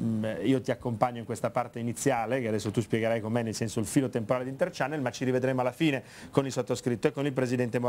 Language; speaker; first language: Italian; native; Italian